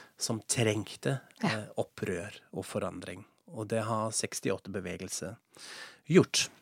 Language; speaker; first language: Norwegian; non-native, fluent; German